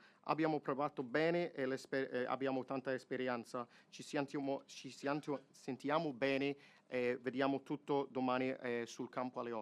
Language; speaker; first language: Italian; non-native, fluent; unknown